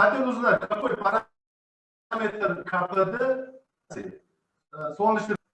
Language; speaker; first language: Russian; non-native, local second language; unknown